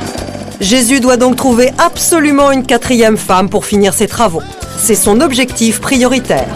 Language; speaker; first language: French; native; French